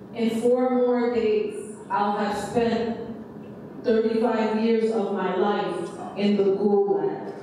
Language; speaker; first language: English; native; English